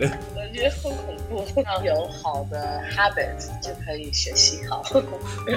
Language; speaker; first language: Chinese; non-native, fluent; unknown